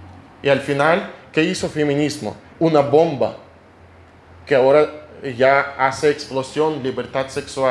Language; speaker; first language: Spanish; non-native, fluent; Russian